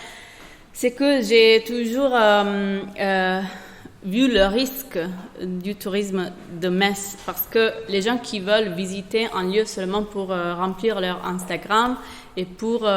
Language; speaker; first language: French; non-native, fluent; Italian